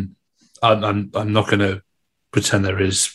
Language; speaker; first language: English; native; English